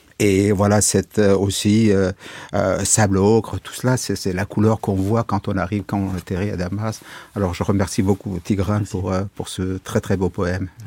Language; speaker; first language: French; non-native, fluent; Kurdish